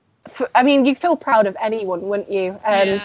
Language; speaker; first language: English; native; English